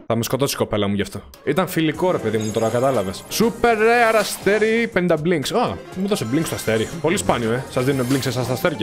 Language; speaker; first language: Greek; native; Greek